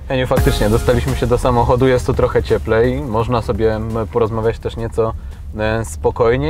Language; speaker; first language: Polish; native; Polish